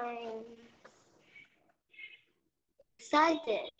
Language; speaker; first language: English; non-native, learner; Vietnamese